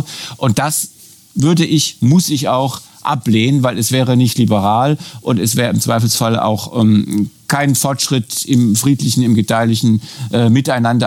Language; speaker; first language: German; native; German